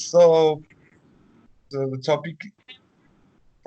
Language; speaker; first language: English; non-native, learner; Spanish